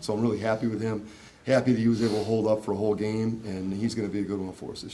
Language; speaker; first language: English; native; English